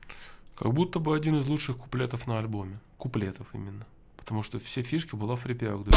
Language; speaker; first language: Russian; native; Russian